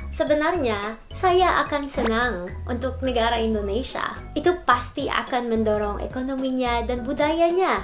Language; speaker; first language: Indonesian; non-native, learner; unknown